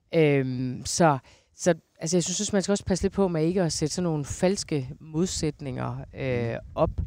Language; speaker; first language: Danish; native; Danish